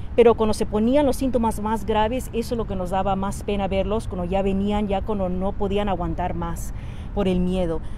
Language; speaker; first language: Spanish; native; Spanish